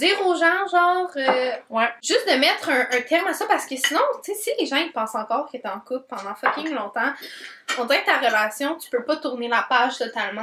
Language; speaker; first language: French; native; French